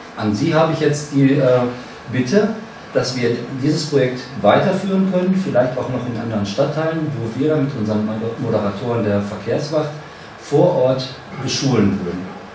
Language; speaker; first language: German; native; German